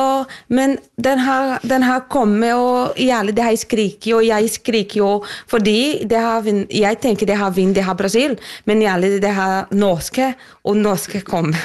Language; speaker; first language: Norwegian; non-native, learner; Portuguese